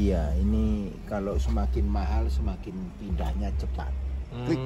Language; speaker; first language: Indonesian; native; Indonesian